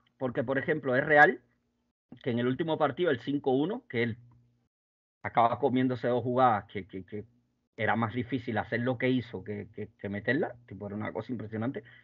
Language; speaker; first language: Spanish; native; Spanish